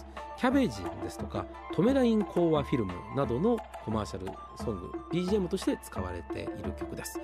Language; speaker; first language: Japanese; native; Japanese